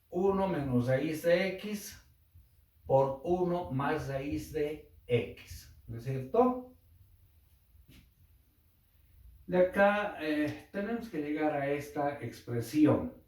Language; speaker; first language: Spanish; native; Spanish